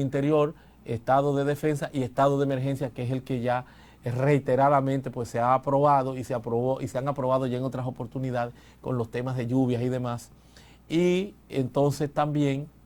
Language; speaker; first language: Spanish; native; Spanish